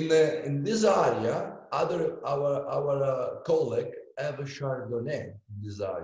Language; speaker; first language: English; non-native, learner; Italian